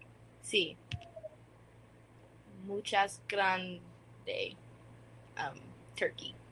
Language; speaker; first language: Spanish; non-native, learner; English